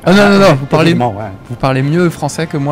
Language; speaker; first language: French; native; French